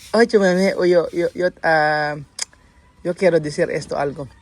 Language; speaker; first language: Spanish; non-native, learner; Filipino